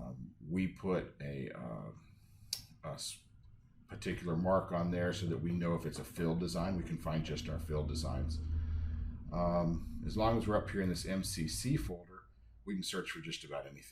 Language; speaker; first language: English; native; English